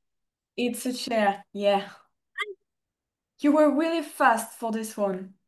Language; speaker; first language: English; non-native, fluent; French